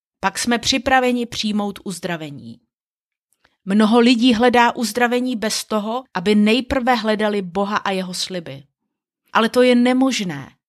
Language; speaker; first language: Czech; native; Czech